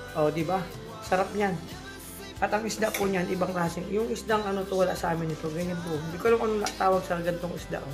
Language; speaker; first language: Filipino; non-native, local second language; Cebuano